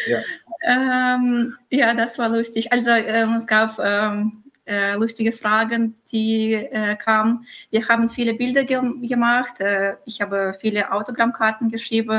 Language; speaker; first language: German; non-native, fluent; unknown